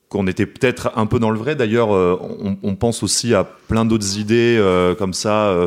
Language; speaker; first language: French; native; French